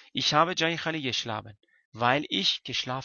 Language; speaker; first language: German; non-native, fluent; Persian